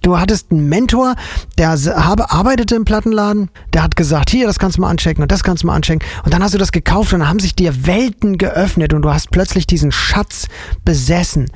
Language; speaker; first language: German; native; German